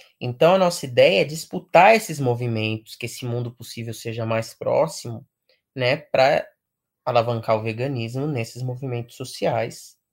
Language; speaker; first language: Portuguese; native; Portuguese